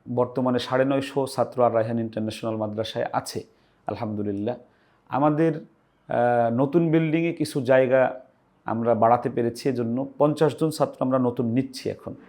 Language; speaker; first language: Bangla; native; Bangla